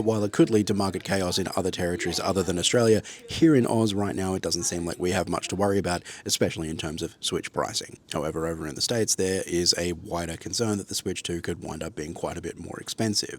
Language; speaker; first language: English; native; English